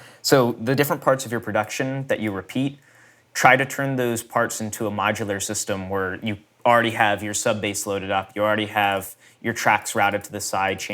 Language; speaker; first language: English; native; English